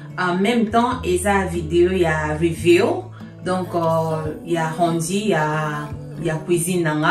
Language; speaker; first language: French; non-native, local second language; Lingala